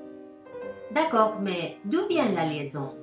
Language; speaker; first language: French; non-native, learner; Spanish